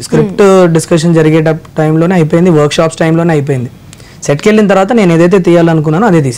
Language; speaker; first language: Telugu; native; Telugu